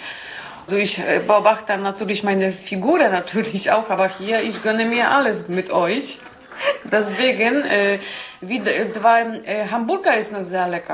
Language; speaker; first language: German; non-native, learner; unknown